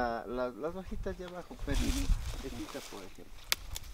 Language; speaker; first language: Spanish; native; Spanish